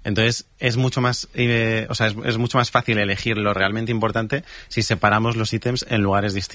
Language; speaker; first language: Spanish; native; Spanish